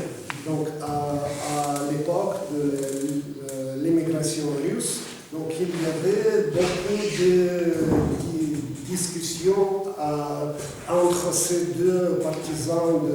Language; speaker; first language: French; non-native, fluent; Russian